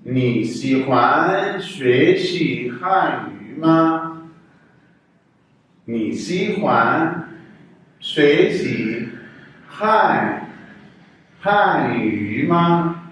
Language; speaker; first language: Chinese; non-native, fluent; Urdu